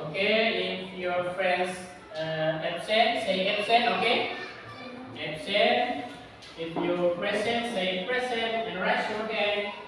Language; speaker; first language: English; non-native, learner; Indonesian